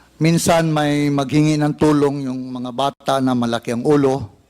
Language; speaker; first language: Filipino; non-native, local second language; Cebuano